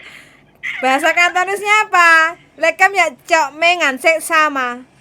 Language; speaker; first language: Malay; non-native, local second language; Javanese